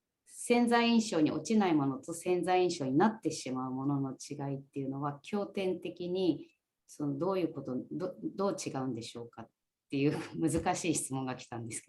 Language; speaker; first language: Japanese; native; Japanese